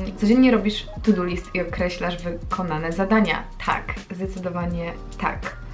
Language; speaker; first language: Polish; native; Polish